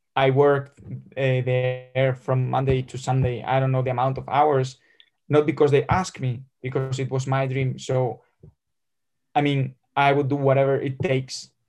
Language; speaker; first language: English; non-native, fluent; Spanish